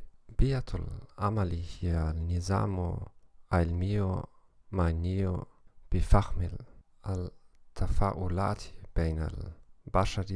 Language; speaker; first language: Arabic; non-native, learner; German